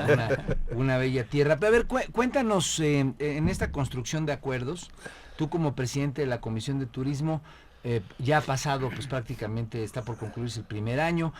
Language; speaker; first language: Spanish; native; Spanish